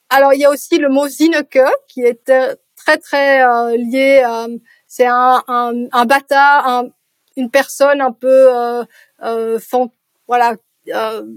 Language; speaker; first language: French; native; French